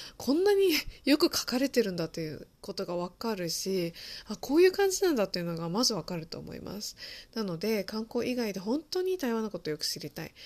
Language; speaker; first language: Japanese; early bilingual, other home language; Chinese